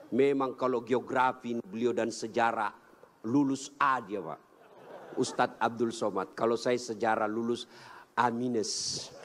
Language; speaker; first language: Indonesian; native; Indonesian